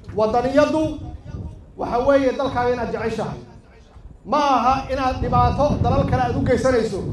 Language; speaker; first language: Somali; native; Somali